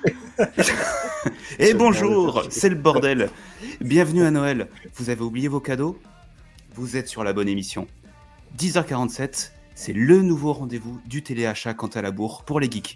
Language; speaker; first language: French; native; French